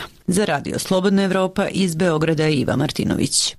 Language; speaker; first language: Serbian; native; Serbian